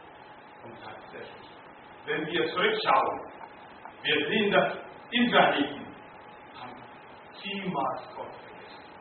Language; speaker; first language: German; non-native, learner; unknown